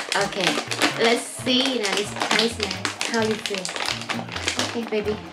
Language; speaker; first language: English; non-native, learner; Thai